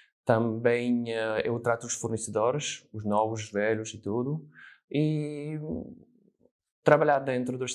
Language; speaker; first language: Portuguese; non-native, fluent; Slovak